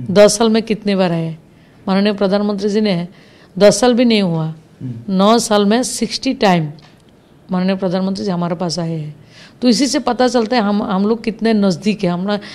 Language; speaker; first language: Hindi; non-native, local second language; Bangla